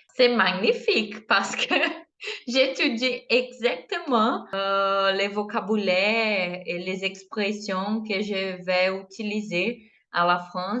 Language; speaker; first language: French; non-native, learner; Portuguese